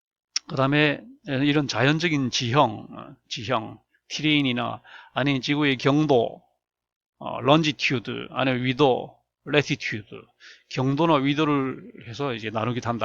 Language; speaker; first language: Korean; native; Korean